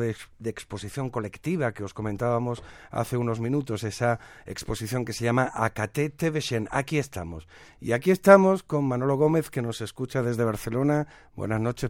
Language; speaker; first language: Spanish; native; Spanish